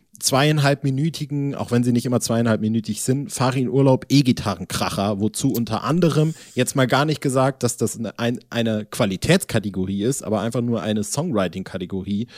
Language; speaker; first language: German; native; German